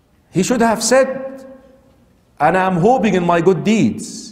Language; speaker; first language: English; non-native, fluent; Arabic